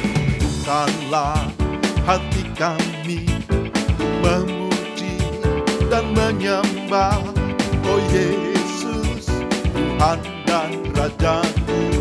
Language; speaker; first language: Indonesian; native; Indonesian